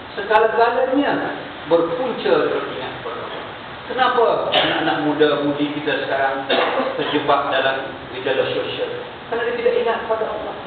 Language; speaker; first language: Malay; native; Malay